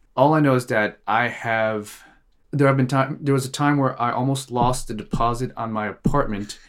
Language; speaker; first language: English; non-native, fluent; Tigrinya